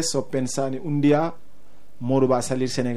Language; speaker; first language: Spanish; non-native, learner; Wolof